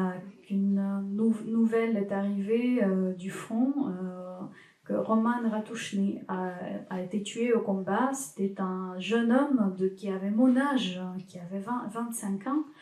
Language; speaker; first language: French; non-native, fluent; Ukrainian